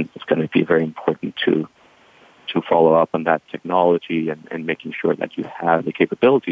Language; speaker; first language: English; non-native, fluent; Danish